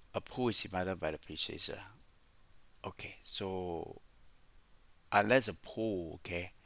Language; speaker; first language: English; non-native, local second language; Chinese